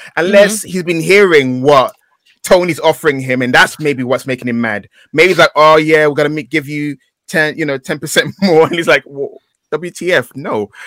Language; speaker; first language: English; native; English